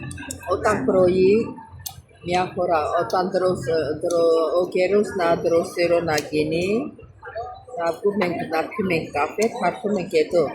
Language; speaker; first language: Greek; non-native, learner; Armenian